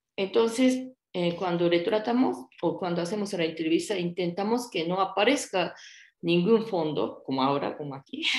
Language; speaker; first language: Spanish; non-native, fluent; Japanese